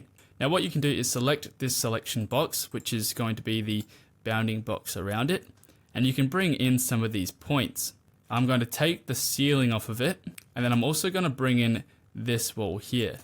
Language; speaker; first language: English; native; English